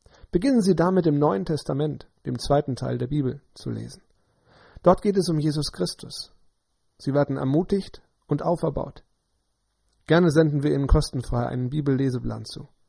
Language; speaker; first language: German; native; German